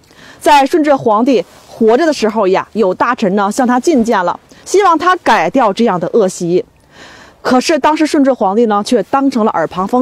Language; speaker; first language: Chinese; native; Chinese